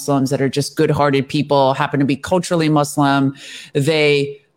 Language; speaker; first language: English; native; English